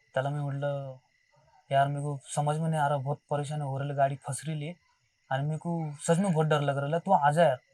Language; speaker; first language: Hindi; non-native, local second language; Marathi